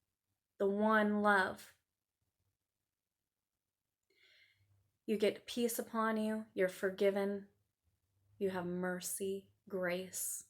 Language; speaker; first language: English; native; English